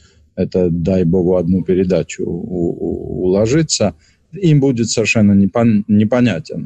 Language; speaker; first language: Russian; non-native, local second language; Georgian